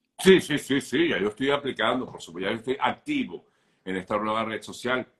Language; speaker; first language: Spanish; native; Spanish